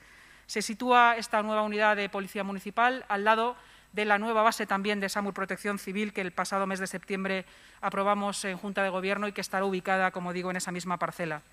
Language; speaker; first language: Spanish; native; Spanish